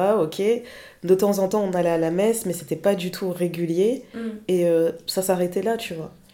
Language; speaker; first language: French; early bilingual, other home language; Lingala